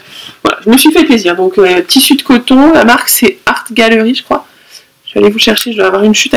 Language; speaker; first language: French; native; French